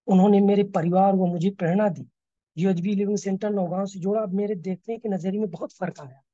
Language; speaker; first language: Hindi; native; Hindi